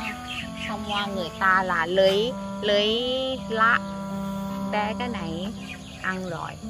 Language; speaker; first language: Vietnamese; non-native, learner; Thai